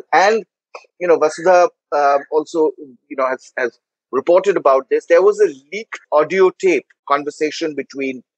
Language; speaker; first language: English; non-native, local second language; Bangla